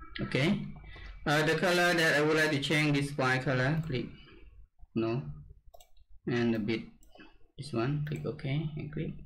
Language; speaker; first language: English; non-native, learner; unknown